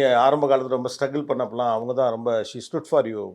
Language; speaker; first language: Tamil; native; Tamil